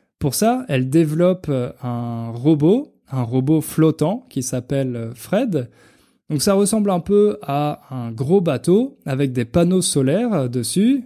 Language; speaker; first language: French; native; French